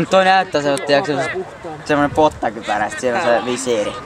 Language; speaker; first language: Finnish; native; Finnish